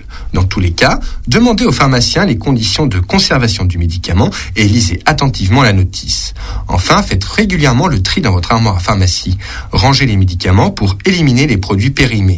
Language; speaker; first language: French; native; French